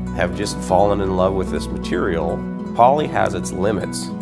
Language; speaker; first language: English; native; English